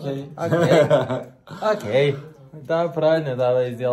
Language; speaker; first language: Russian; non-native, learner; Turkish